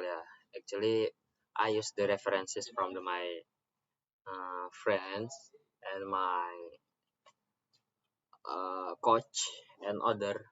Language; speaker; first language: English; non-native, learner; Indonesian